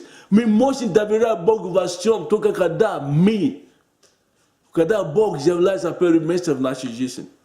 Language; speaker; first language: Russian; non-native, learner; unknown